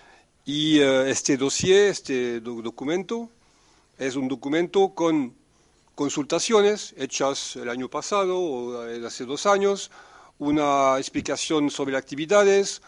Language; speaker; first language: Spanish; non-native, fluent; French